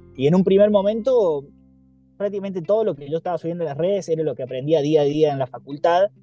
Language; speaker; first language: Spanish; native; Spanish